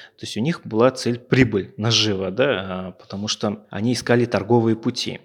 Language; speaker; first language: Russian; native; Russian